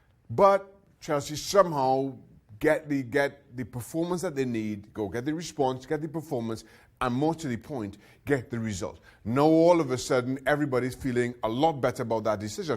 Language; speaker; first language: English; native; English